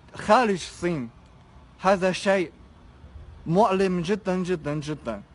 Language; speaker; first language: Arabic; non-native, fluent; Chinese